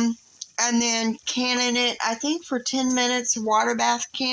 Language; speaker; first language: English; native; English